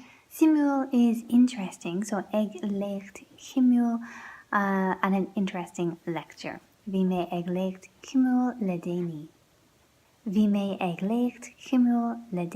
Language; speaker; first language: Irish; non-native, local second language; English